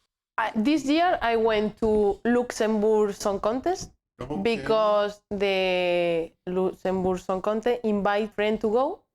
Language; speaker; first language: English; non-native, learner; Spanish